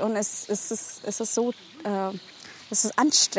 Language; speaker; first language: German; non-native, learner; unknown